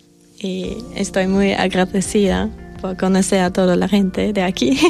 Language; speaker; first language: Spanish; non-native, fluent; German